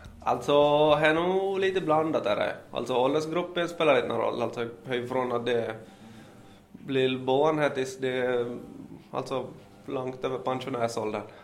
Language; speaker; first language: Swedish; native; Swedish